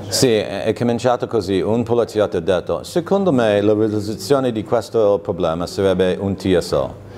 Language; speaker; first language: Italian; non-native, fluent; English